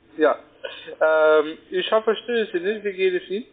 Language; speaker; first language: German; non-native, learner; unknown